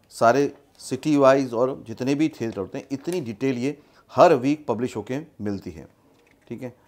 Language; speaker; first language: Hindi; native; Hindi